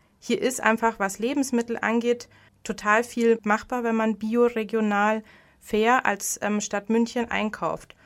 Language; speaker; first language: German; native; German